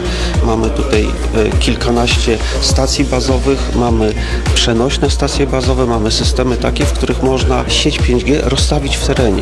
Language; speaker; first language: Polish; native; Polish